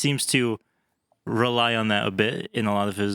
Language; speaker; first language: English; native; English